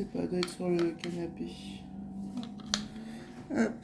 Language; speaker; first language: French; native; French